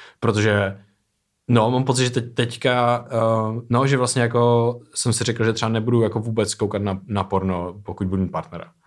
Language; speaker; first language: Czech; native; Czech